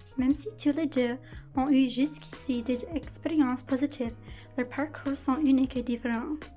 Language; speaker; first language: French; non-native, local second language; English